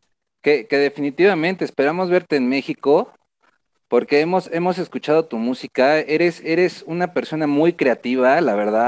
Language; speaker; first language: Spanish; native; Spanish